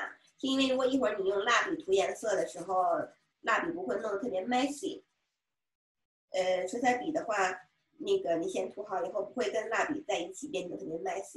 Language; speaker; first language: Chinese; native; Chinese